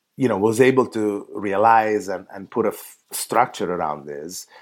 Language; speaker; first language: English; non-native, fluent; Italian